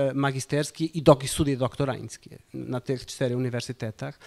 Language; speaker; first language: Polish; non-native, fluent; Portuguese